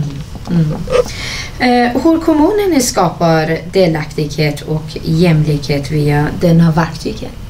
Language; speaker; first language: Swedish; non-native, fluent; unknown